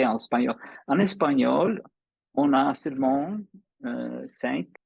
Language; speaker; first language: French; non-native, fluent; English